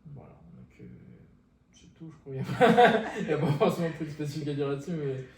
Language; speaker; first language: French; non-native, local second language; Malagasy